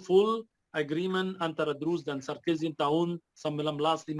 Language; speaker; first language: Indonesian; non-native, fluent; Arabic